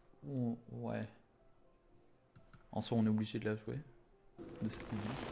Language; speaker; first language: French; native; French